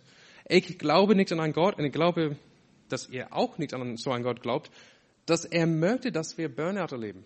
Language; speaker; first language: German; non-native, fluent; English